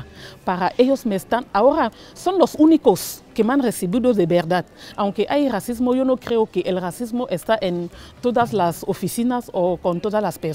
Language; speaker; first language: Spanish; non-native, fluent; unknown